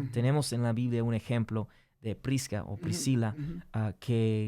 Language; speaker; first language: Spanish; early bilingual, heritage; English